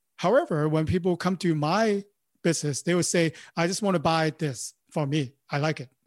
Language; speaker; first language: English; non-native, local second language; Cantonese